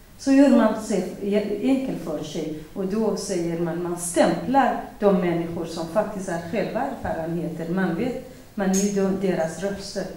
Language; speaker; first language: Swedish; non-native, fluent; Central Kurdish